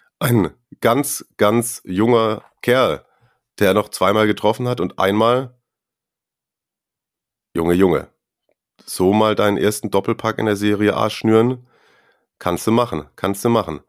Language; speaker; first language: German; native; German